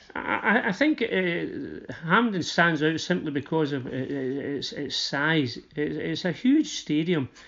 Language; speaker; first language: English; native; English